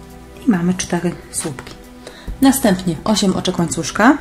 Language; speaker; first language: Polish; native; Polish